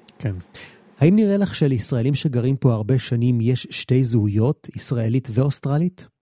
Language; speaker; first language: Hebrew; native; Hebrew